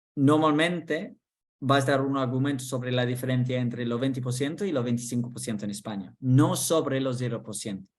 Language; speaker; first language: Spanish; non-native, fluent; English